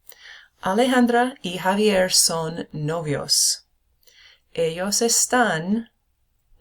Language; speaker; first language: Spanish; non-native, fluent; English